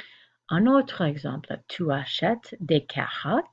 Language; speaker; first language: French; non-native, fluent; English